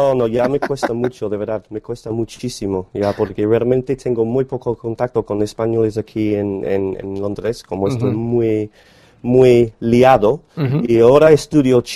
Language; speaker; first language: Spanish; non-native, fluent; English